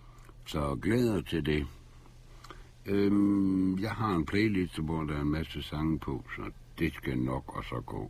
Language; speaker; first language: Danish; native; Danish